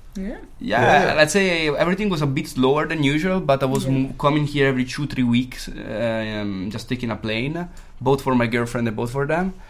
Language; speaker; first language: English; non-native, fluent; Italian